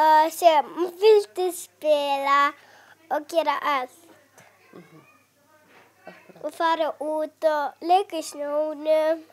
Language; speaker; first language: Icelandic; non-native, learner; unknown